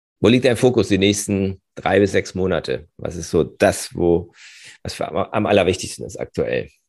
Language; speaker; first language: German; native; German